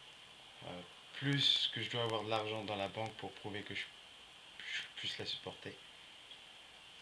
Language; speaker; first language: French; non-native, fluent; English